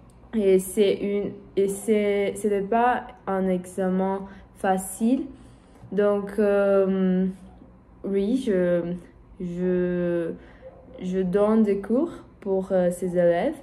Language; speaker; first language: French; non-native, learner; Portuguese